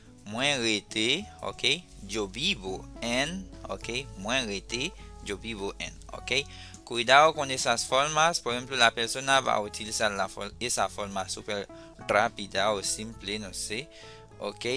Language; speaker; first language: Spanish; non-native, fluent; Haitian Creole